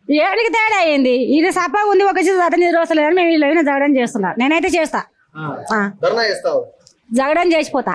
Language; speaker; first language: Telugu; native; Telugu